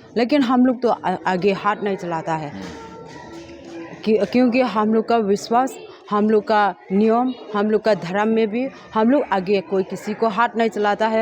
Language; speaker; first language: Hindi; non-native, local second language; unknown